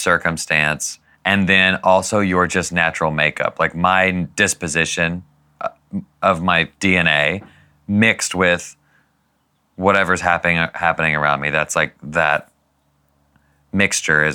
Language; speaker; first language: English; native; English